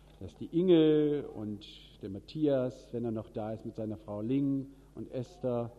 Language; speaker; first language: German; native; German